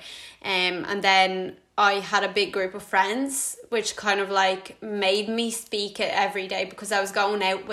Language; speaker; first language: English; early bilingual, other home language; Latvian